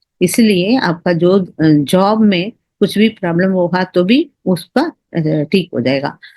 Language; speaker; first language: Hindi; non-native, local second language; Tamil